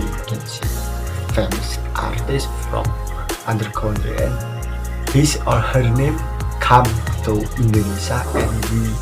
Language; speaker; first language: English; non-native, learner; Indonesian